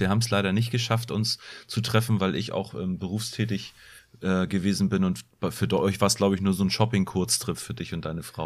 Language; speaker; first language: German; native; German